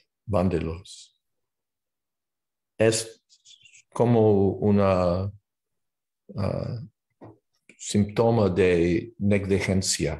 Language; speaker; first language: Spanish; non-native, fluent; English